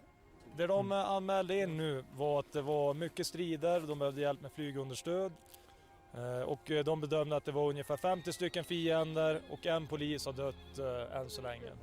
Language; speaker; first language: Swedish; native; Swedish